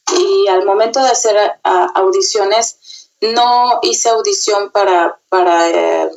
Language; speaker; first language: Spanish; native; Spanish